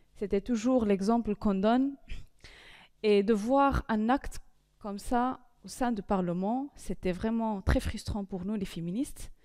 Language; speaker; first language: French; non-native, local second language; Arabic